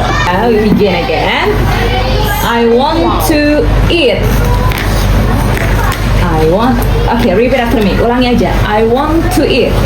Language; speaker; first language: English; non-native, local second language; Indonesian